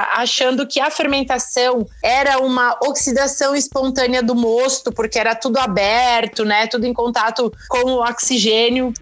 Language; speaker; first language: Portuguese; native; Portuguese